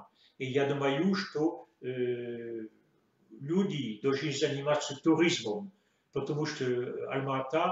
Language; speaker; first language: Russian; non-native, fluent; French